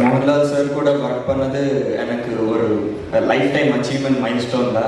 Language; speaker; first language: Tamil; non-native, learner; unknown